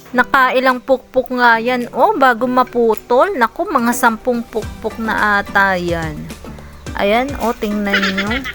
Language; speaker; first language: Filipino; non-native, local second language; Bikol